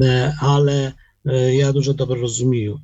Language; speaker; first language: Polish; non-native, learner; Ukrainian